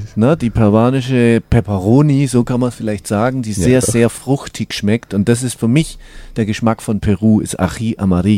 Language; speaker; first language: German; native; German